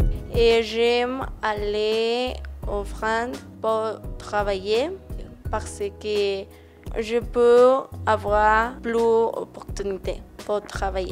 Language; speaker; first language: French; non-native, learner; Spanish